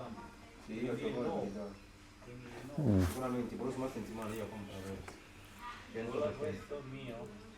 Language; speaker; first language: Italian; non-native, learner; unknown